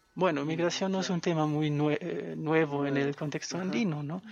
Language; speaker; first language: Spanish; non-native, fluent; German